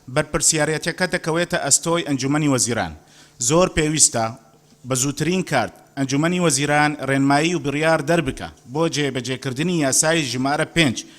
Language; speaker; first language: Central Kurdish; non-native, local second language; Assyrian Neo-Aramaic